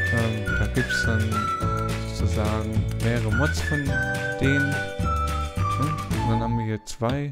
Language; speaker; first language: German; native; German